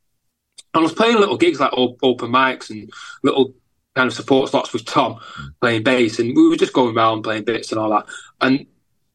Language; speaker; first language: English; native; English